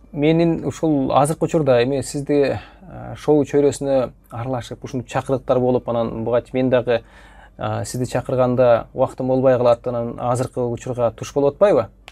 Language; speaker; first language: Kyrgyz; native; Kyrgyz